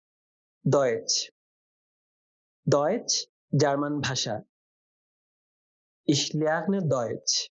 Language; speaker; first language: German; non-native, fluent; Bangla